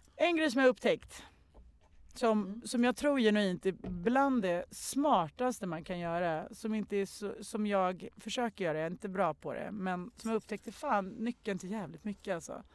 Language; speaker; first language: Swedish; native; Swedish